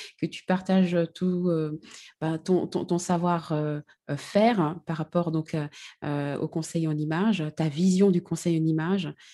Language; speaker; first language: French; native; French